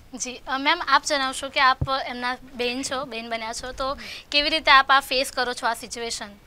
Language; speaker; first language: Gujarati; native; Gujarati